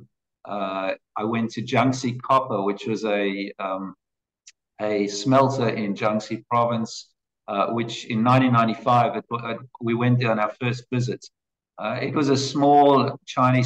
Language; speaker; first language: English; native; English